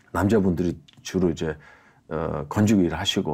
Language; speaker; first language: Korean; non-native, fluent; Mongolian